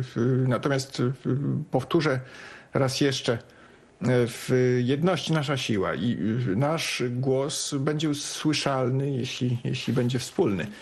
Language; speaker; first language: Polish; native; Polish